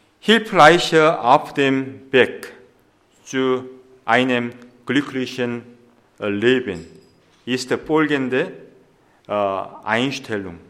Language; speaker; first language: German; non-native, fluent; Korean